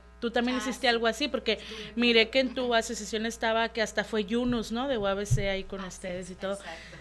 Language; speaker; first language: Spanish; native; Spanish